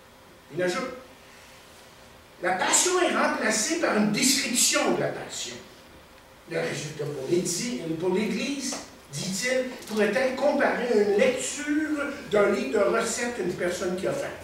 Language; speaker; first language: French; native; French